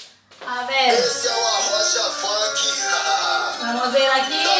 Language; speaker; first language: Spanish; non-native, fluent; Portuguese